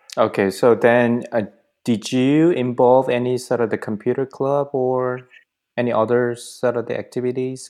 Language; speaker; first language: English; non-native, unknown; Korean